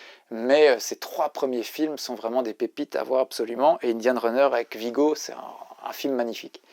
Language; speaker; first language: French; native; French